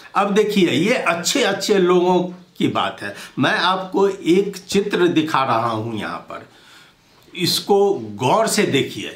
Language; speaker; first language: Hindi; non-native, local second language; Maithili